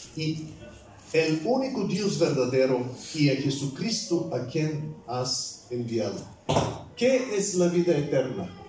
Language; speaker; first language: Spanish; non-native, fluent; Bulgarian